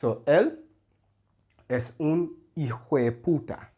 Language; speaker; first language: Spanish; non-native, fluent; English